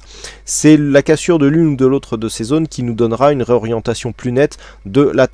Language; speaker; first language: French; native; French